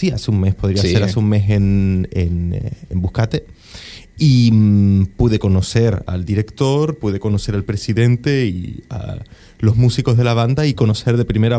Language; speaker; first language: Spanish; native; Spanish